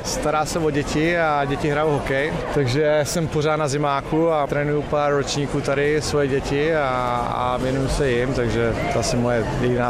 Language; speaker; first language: Czech; native; Czech